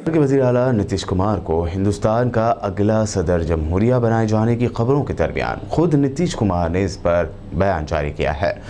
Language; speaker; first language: Urdu; native; Urdu